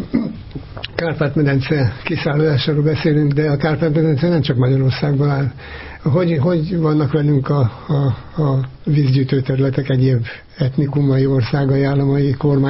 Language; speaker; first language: Hungarian; native; Hungarian